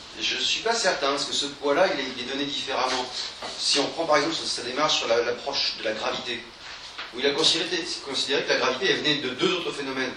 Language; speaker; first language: French; native; French